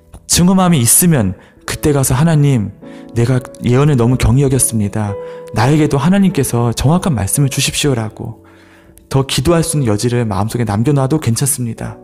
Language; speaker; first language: Korean; native; Korean